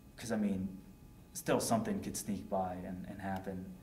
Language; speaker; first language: English; native; English